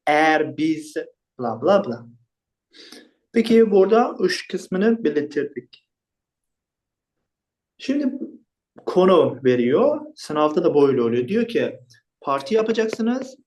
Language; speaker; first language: Turkish; non-native, fluent; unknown